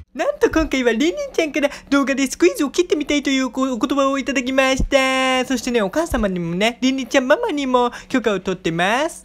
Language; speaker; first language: Japanese; native; Japanese